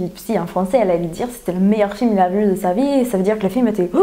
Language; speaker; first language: French; non-native, fluent; English